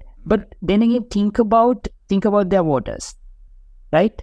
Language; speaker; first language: English; non-native, local second language; Sinhala